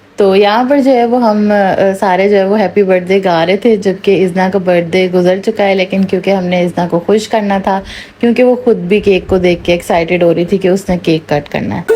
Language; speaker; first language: Urdu; native; Urdu